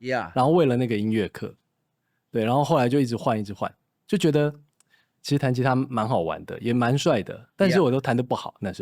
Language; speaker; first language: Chinese; native; Chinese